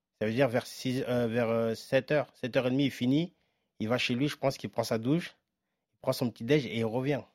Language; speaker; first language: French; native; French